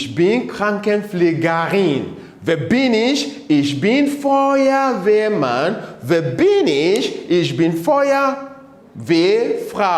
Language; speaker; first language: German; non-native, fluent; English